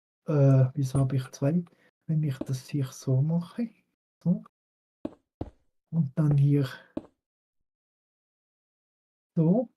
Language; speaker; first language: German; non-native, fluent; French